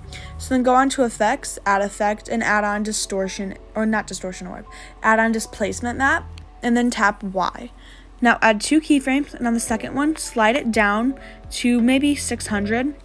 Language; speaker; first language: English; native; English